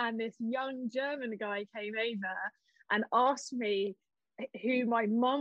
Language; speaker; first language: English; native; English